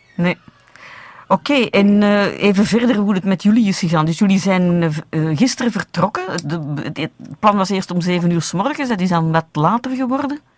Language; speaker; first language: Dutch; native; Dutch